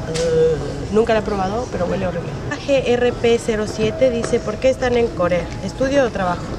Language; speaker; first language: Spanish; native; Spanish